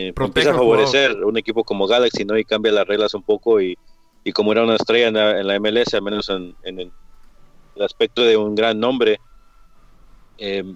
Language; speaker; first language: Spanish; early bilingual, heritage; Spanish